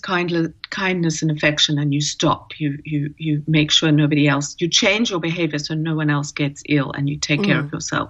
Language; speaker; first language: English; native; English